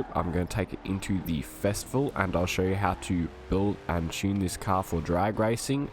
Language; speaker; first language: English; native; English